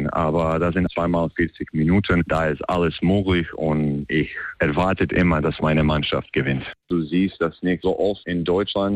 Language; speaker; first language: German; non-native, fluent; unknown